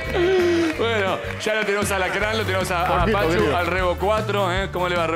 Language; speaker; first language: Spanish; native; Spanish